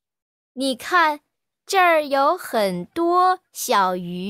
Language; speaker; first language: Chinese; non-native, learner; Thai